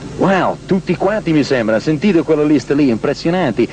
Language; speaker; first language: Italian; native; Italian